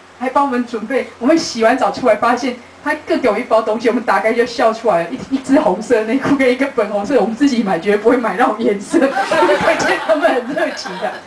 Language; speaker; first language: Chinese; native; Chinese